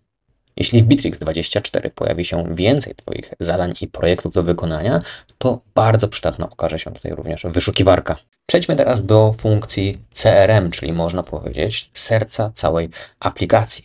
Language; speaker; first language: Polish; native; Polish